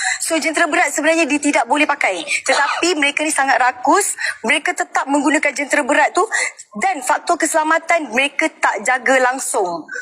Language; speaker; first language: Malay; native; Malay